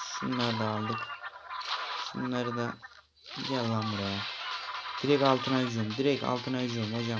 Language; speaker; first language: Turkish; native; Turkish